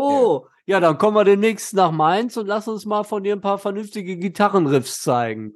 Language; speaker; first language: German; native; German